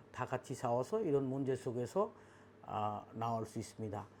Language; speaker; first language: Korean; non-native, learner; Bangla